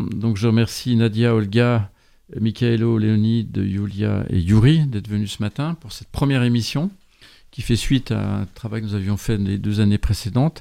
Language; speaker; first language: French; native; French